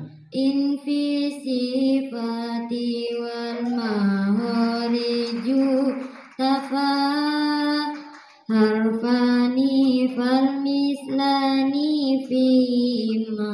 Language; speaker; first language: Arabic; non-native, learner; Indonesian